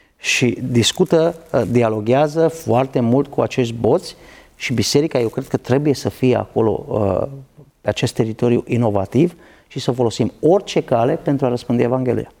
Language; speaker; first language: Romanian; non-native, local second language; Hungarian